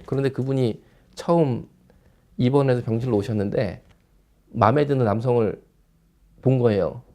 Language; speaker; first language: Korean; native; Korean